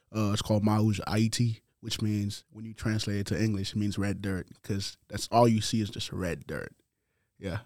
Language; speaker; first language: English; non-native, fluent; Haitian Creole